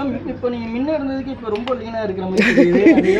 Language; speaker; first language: Tamil; native; Tamil